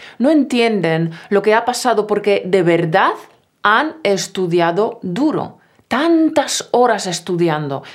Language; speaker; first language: Spanish; native; Spanish